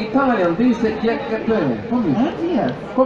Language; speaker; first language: Russian; non-native, fluent; Italian